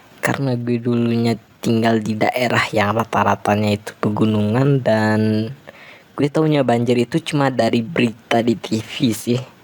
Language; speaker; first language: Indonesian; non-native, local second language; Minangkabau